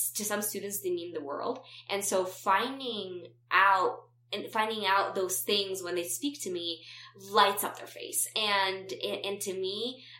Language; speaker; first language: English; non-native, fluent; Romanian